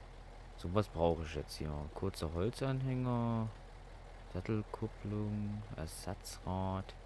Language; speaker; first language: German; native; German